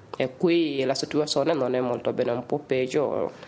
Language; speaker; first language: Italian; non-native, learner; Wolof